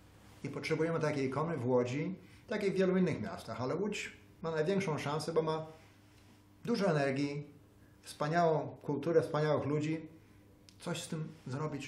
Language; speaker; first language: Polish; early bilingual, heritage; Polish